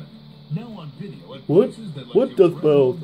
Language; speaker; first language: English; native; English